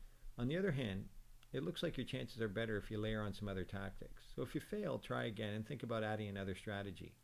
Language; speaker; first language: English; native; English